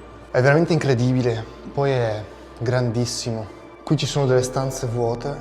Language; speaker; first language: Italian; native; Italian